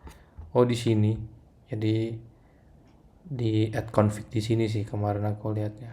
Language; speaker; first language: Indonesian; native; Indonesian